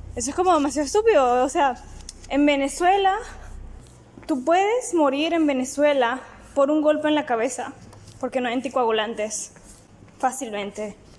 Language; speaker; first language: Spanish; native; Spanish